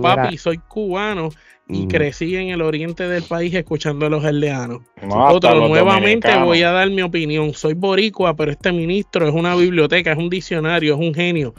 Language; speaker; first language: Spanish; native; Spanish